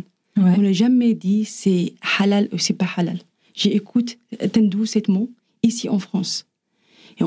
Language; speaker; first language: French; non-native, learner; Arabic